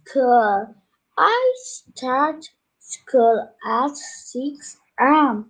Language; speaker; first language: English; non-native, learner; Turkish